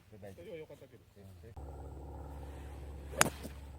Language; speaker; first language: Japanese; non-native, fluent; Korean